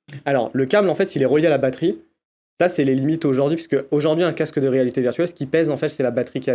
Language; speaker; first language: French; native; French